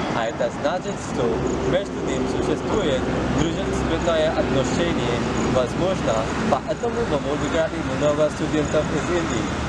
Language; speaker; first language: Russian; non-native, learner; Tamil